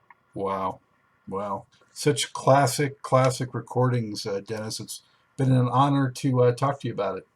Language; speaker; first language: English; native; English